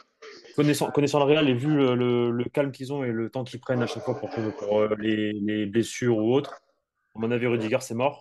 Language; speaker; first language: French; native; French